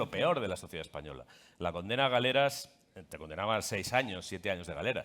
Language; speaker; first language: Spanish; native; Spanish